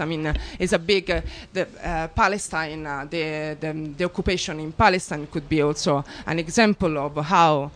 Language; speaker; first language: English; non-native, fluent; Italian